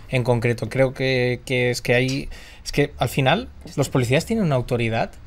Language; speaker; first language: Spanish; native; Spanish